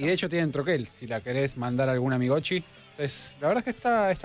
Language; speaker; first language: Spanish; native; Spanish